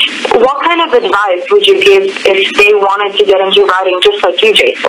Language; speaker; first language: English; non-native, fluent; Russian